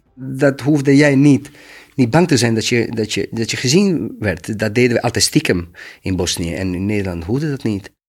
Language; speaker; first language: Dutch; non-native, fluent; Bosnian